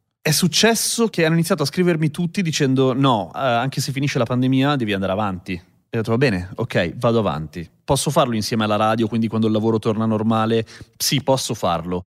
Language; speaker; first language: Italian; native; Italian